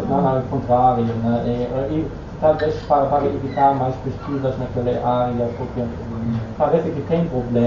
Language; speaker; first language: Portuguese; non-native, fluent; Dutch